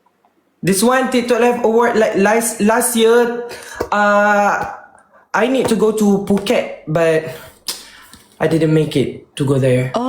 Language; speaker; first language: English; non-native, local second language; Malay